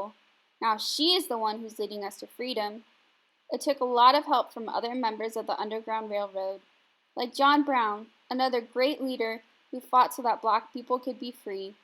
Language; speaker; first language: English; native; English